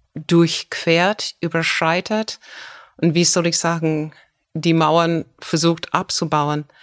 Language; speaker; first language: German; non-native, fluent; English